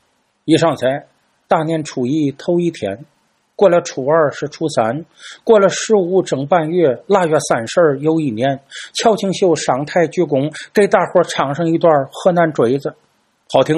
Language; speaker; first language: Chinese; native; Chinese